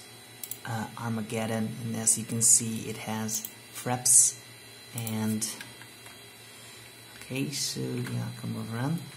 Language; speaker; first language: English; non-native, fluent; Hungarian